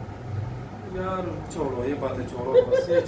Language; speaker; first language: Hindi; non-native, local second language; Pashto